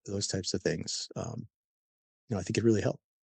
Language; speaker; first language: English; native; English